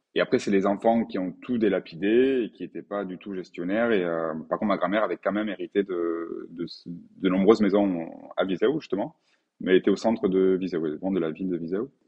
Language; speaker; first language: French; native; French